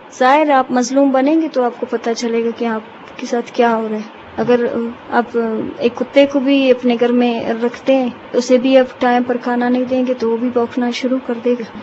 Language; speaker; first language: Urdu; non-native, local second language; Baluchi